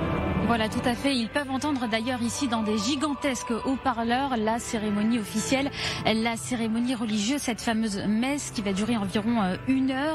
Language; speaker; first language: French; native; French